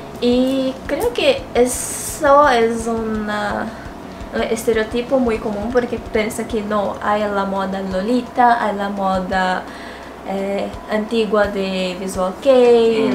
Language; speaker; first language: Spanish; non-native, fluent; Portuguese